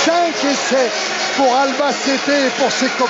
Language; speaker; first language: French; native; French